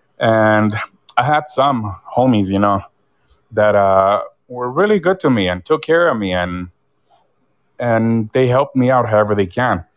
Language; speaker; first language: English; early bilingual, other home language; Spanish